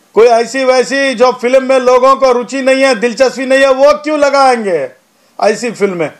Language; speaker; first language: Hindi; non-native, local second language; Marathi